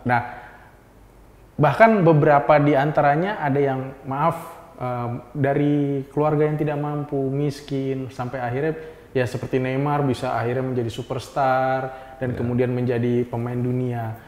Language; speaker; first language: Indonesian; native; Indonesian